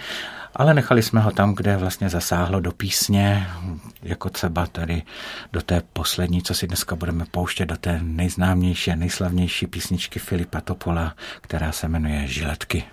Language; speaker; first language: Czech; native; Czech